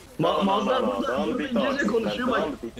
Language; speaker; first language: English; non-native, learner; Turkish